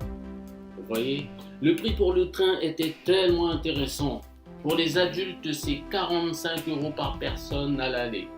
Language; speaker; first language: French; non-native, fluent; Japanese